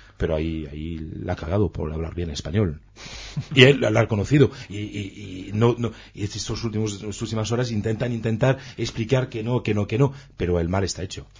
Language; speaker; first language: Spanish; non-native, fluent; French